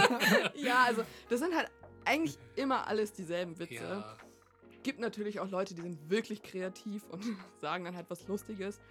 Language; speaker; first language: German; early bilingual, other home language; Vietnamese